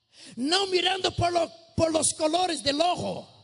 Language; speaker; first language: Spanish; non-native, fluent; Portuguese